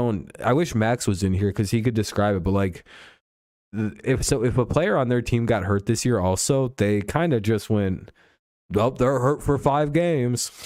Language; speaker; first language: English; native; English